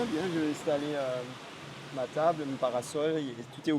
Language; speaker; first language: French; native; French